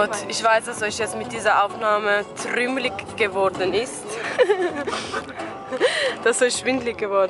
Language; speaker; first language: German; early bilingual, other home language; Albanian